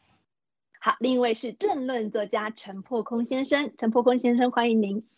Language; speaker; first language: Chinese; native; Chinese